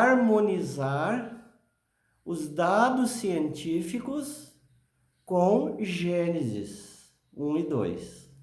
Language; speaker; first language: Portuguese; native; Portuguese